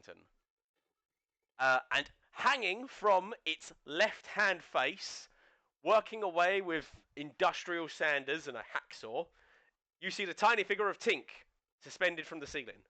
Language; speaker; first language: English; native; English